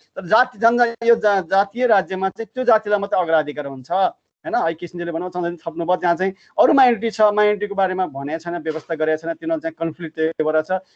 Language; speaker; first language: Nepali; native; Nepali